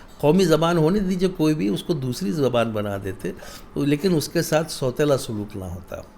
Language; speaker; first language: Urdu; native; Urdu